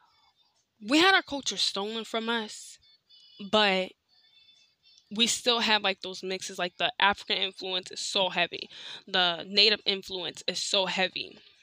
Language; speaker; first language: English; native; English